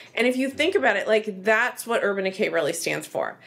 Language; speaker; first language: English; native; English